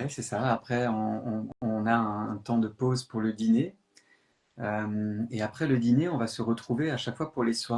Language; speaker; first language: French; native; French